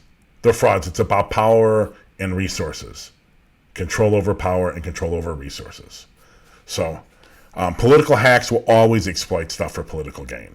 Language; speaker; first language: English; native; English